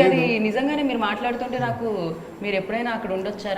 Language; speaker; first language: Telugu; native; Telugu